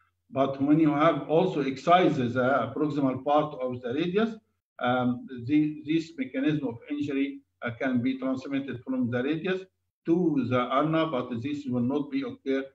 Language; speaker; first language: English; non-native, fluent; Arabic